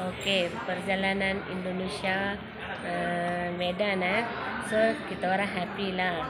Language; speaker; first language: Indonesian; non-native, local second language; Tamil